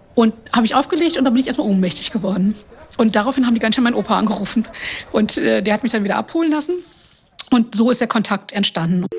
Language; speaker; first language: German; non-native, fluent; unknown